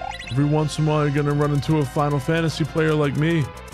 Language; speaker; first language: English; native; English